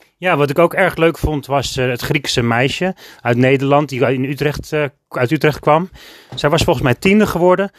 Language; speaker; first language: Dutch; native; Dutch